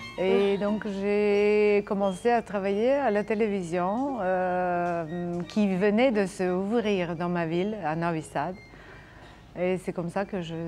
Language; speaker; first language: French; non-native, fluent; Serbian